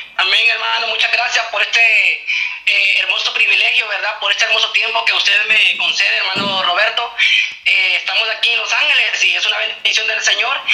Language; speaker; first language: Spanish; native; Spanish